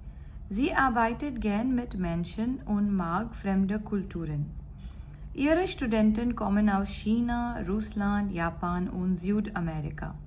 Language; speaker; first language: German; non-native, fluent; Gujarati